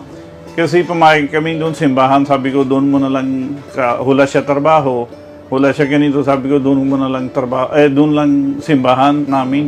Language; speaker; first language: Filipino; non-native, learner; Punjabi